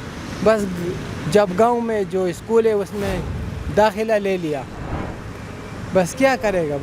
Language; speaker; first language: Hindi; non-native, local second language; Pashto